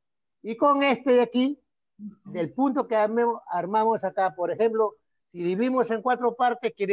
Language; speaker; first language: Spanish; native; Spanish